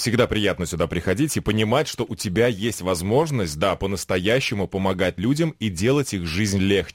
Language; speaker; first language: Russian; native; Russian